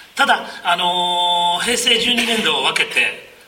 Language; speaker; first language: Japanese; native; Japanese